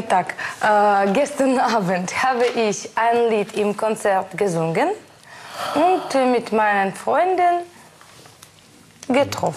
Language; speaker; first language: German; non-native, learner; Russian